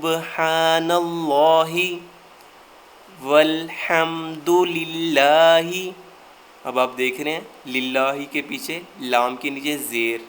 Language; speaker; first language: Urdu; native; Urdu